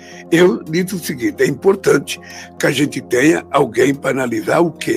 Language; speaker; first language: Portuguese; native; Portuguese